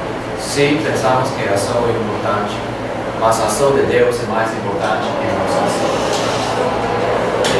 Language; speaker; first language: Portuguese; non-native, learner; Spanish